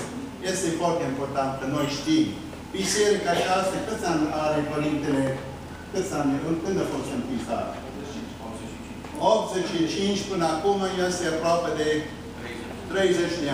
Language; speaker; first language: Romanian; early bilingual, heritage; Romanian